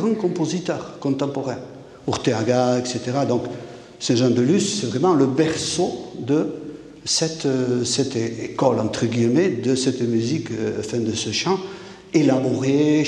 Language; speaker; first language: French; native; French